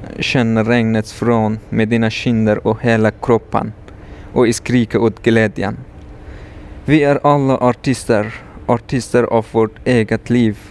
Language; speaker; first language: Swedish; non-native, learner; Persian